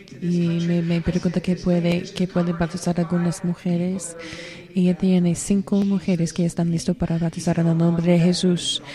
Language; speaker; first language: Spanish; non-native, learner; English